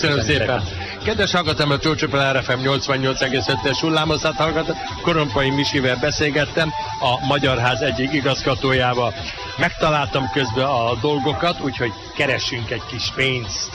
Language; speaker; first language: Hungarian; native; Hungarian